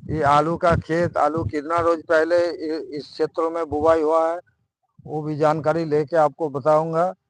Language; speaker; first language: Hindi; non-native, local second language; Bangla